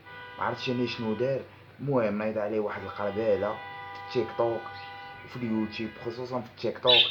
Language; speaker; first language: Arabic; native; Arabic